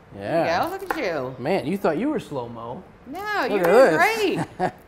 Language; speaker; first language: English; native; English